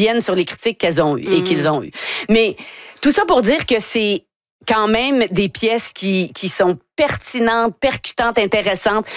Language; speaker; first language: French; native; French